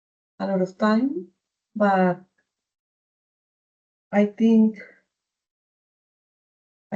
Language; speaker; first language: English; non-native, learner; Spanish